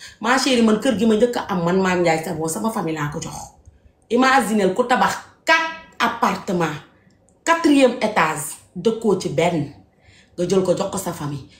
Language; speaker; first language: Wolof; native; Wolof